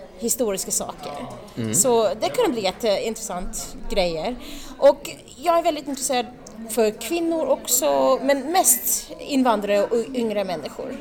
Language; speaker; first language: Swedish; non-native, learner; English